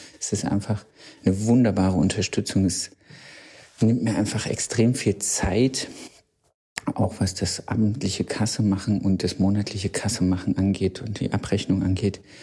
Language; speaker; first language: German; native; German